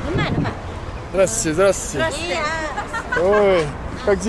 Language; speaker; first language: Russian; non-native, learner; French